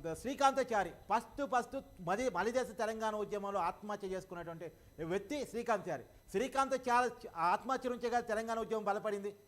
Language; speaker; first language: Telugu; native; Telugu